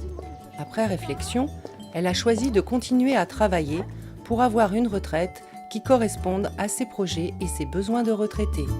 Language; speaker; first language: French; native; French